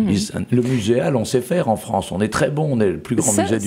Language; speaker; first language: French; native; French